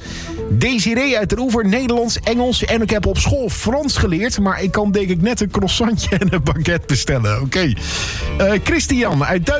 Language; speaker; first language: Dutch; native; Dutch